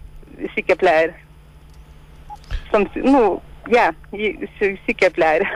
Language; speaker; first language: Swedish; non-native, learner; Lithuanian